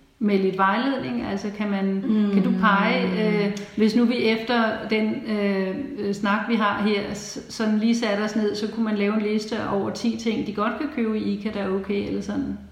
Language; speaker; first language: Danish; native; Danish